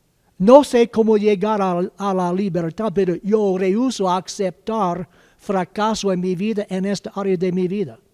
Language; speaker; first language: Spanish; non-native, learner; English